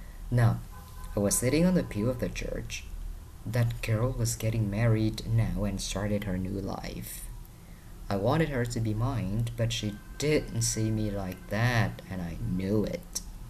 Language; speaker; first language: English; non-native, fluent; Vietnamese